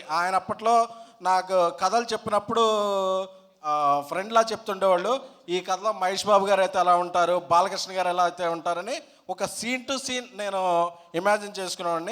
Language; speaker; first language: Telugu; native; Telugu